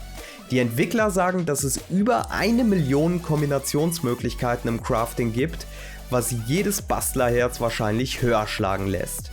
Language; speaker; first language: German; native; German